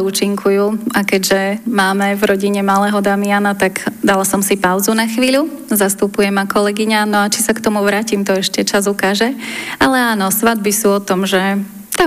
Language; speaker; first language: Slovak; non-native, local second language; Rusyn